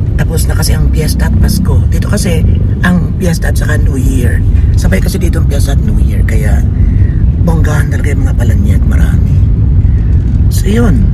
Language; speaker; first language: Filipino; native; Filipino